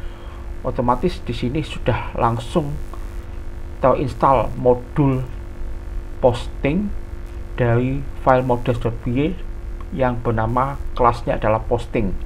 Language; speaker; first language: Indonesian; native; Indonesian